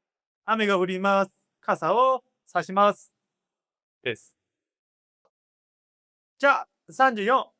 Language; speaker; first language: Japanese; non-native, fluent; Korean